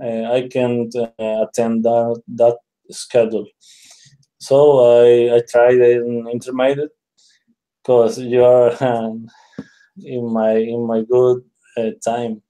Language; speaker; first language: English; non-native, learner; Spanish